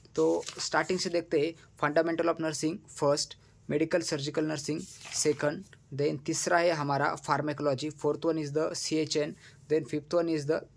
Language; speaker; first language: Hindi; non-native, local second language; Marathi